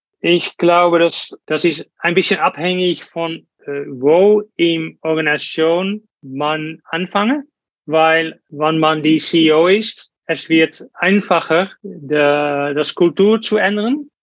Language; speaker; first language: German; non-native, learner; Dutch